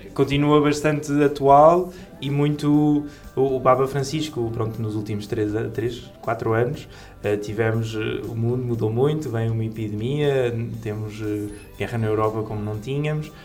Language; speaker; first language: Portuguese; native; Portuguese